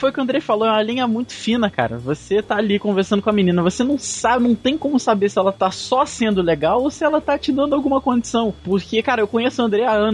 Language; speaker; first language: Portuguese; native; Portuguese